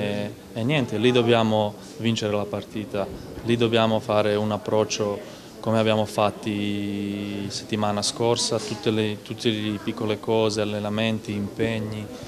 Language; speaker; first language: Italian; non-native, fluent; Croatian